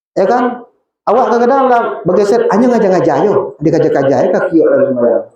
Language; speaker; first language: Malay; non-native, local second language; Minangkabau